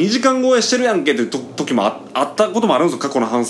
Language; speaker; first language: Japanese; native; Japanese